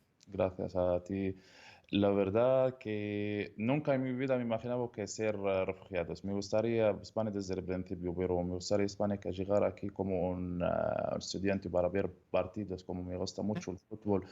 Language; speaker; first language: Spanish; non-native, learner; Arabic